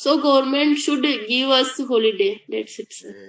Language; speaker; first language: English; non-native, learner; Hindi